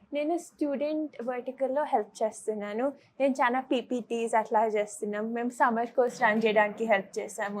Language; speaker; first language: Telugu; early bilingual, heritage; Telugu